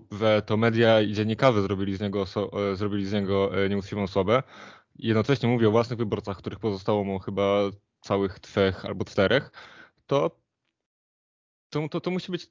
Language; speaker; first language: Polish; native; Polish